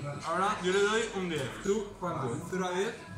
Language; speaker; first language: Spanish; native; Spanish